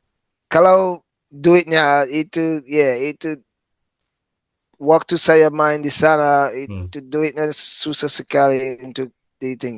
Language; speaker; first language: Indonesian; non-native, fluent; English